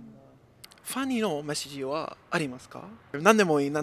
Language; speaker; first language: Japanese; non-native, learner; English